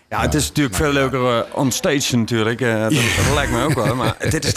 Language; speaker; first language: Dutch; native; Dutch